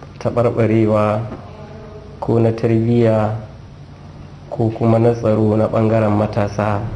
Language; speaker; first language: Hausa; non-native, local second language; Fula